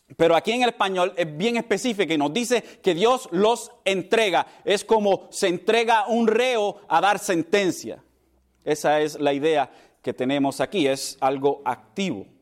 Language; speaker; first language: Spanish; early bilingual, heritage; Spanish